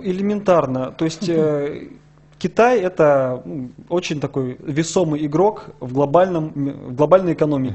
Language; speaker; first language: Russian; native; Russian